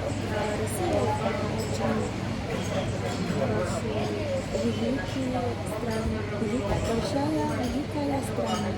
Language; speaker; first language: Russian; non-native, learner; Mongolian